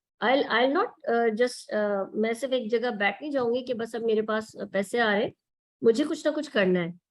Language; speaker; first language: Urdu; native; Urdu